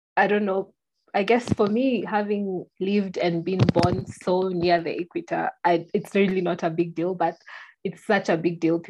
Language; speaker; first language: English; non-native, local second language; Kikuyu